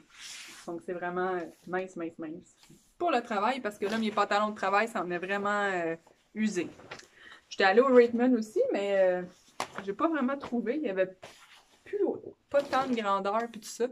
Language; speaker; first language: French; native; French